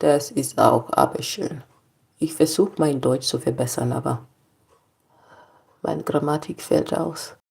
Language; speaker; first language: German; non-native, learner; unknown